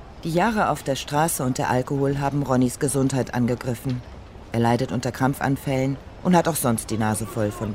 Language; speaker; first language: German; native; German